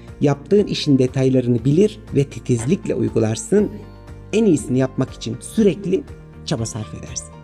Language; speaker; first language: Turkish; native; Turkish